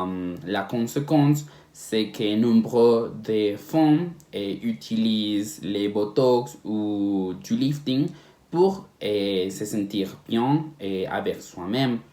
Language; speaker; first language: French; non-native, learner; Spanish